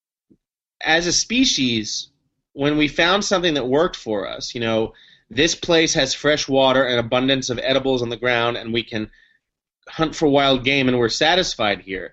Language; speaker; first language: English; native; English